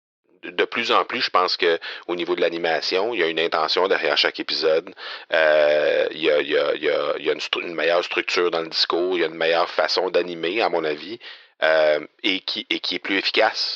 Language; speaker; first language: French; native; French